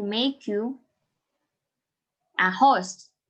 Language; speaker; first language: English; non-native, learner; Spanish